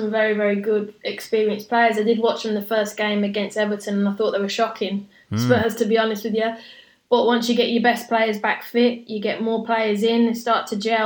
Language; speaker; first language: English; native; English